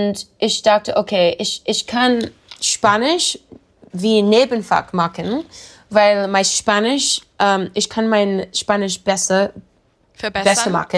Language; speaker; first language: German; non-native, learner; English